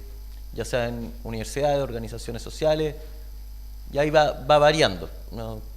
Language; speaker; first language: Spanish; native; Spanish